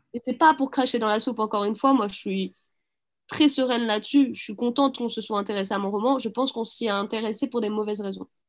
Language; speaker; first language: French; early bilingual, other home language; Arabic